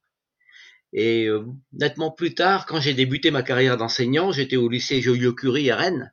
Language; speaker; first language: French; native; French